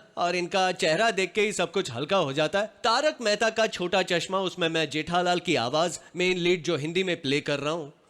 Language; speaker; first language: Hindi; non-native, local second language; Gujarati